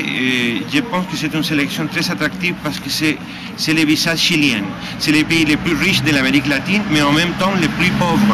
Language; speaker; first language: French; non-native, fluent; Spanish